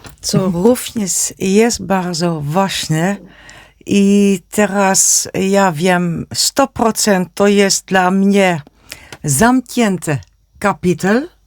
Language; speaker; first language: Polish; non-native, learner; Dutch